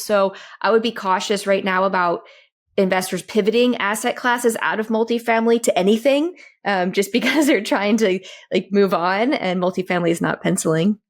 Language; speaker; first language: English; native; English